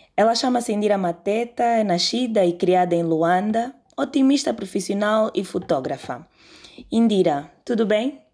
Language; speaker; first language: Portuguese; native; Portuguese